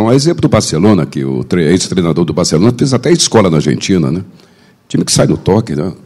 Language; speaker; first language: Portuguese; native; Portuguese